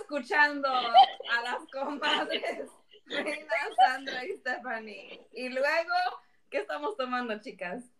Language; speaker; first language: Spanish; early bilingual, heritage; Spanish